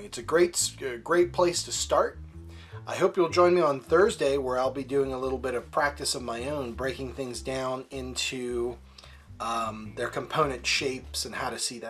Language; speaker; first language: English; native; English